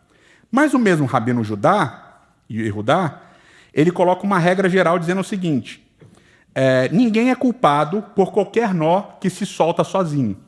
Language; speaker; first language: Portuguese; native; Portuguese